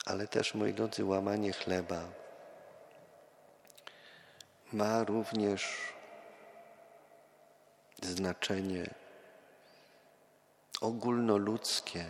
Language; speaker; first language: Polish; native; Polish